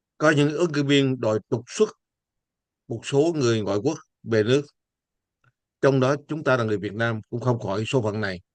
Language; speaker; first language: Vietnamese; native; Vietnamese